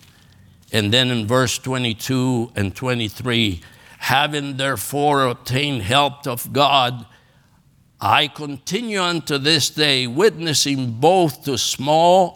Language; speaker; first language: English; non-native, fluent; Spanish